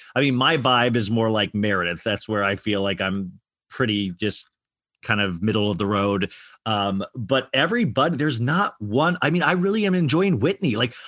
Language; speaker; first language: English; native; English